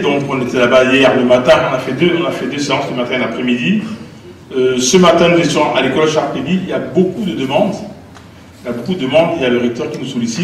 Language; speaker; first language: French; native; French